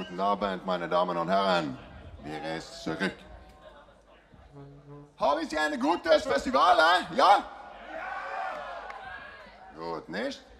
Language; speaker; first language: German; non-native, learner; Norwegian